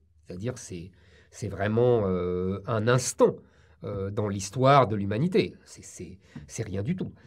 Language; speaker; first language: French; native; French